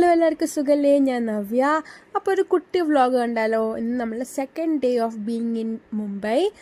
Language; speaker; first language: Malayalam; early bilingual, heritage; Malayalam